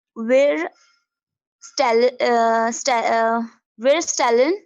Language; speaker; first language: German; non-native, learner; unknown